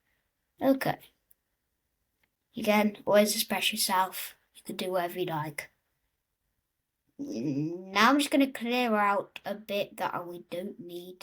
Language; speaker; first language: English; native; English